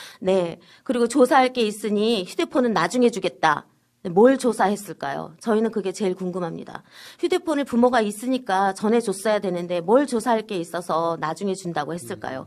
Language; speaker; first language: Korean; native; Korean